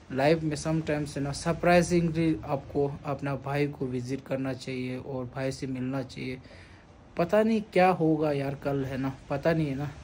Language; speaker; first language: Hindi; non-native, local second language; Tibetan